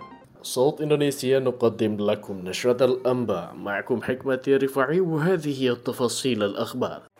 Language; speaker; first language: Arabic; non-native, fluent; Indonesian